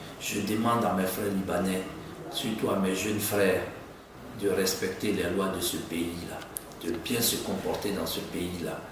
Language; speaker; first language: French; native; French